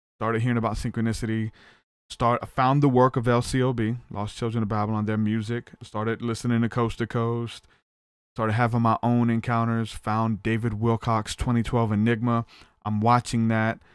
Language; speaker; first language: English; native; English